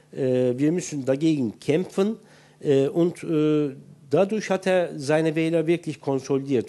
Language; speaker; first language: German; non-native, fluent; Turkish